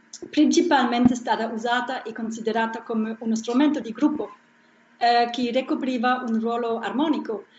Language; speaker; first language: Italian; non-native, fluent; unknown